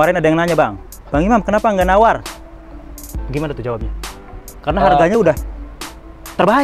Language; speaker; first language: Indonesian; native; Indonesian